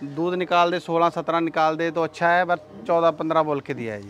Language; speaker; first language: Hindi; native; Hindi